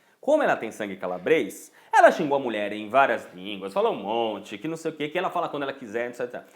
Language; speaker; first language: Portuguese; native; Portuguese